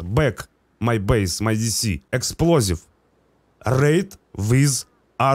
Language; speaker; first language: English; non-native, learner; Russian